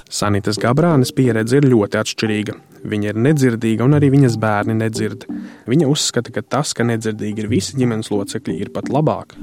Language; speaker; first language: Latvian; native; Latvian